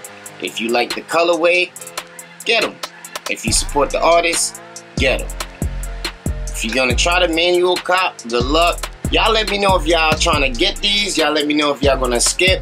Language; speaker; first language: English; native; English